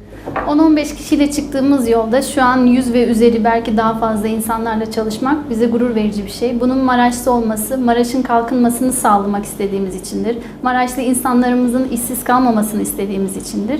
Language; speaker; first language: Turkish; native; Turkish